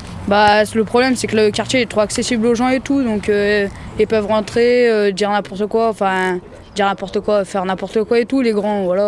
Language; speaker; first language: French; native; French